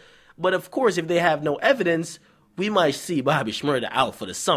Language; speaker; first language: English; native; English